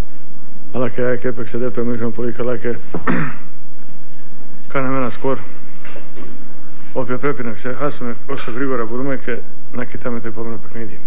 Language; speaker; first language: Greek; non-native, fluent; Bosnian